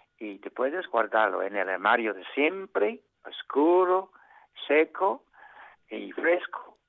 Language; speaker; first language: Spanish; non-native, fluent; English